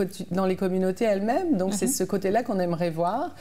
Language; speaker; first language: French; native; French